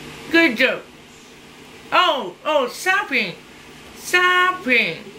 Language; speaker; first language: English; non-native, learner; Japanese